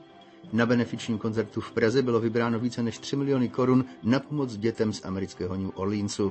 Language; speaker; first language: Czech; native; Czech